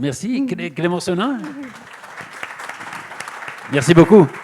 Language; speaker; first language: French; native; French